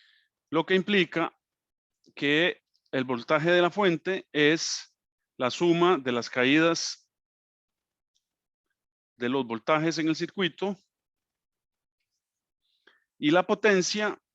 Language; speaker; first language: Spanish; native; Spanish